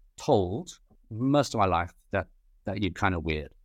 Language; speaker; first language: English; native; English